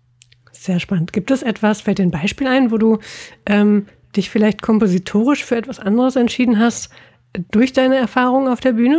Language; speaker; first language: German; native; German